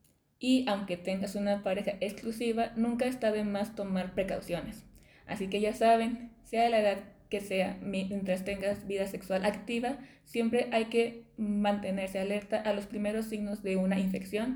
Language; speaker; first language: Spanish; native; Spanish